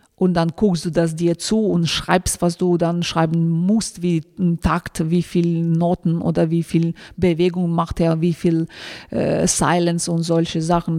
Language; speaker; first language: German; non-native, fluent; Russian